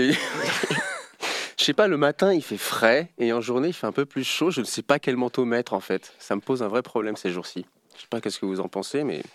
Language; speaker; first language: French; native; French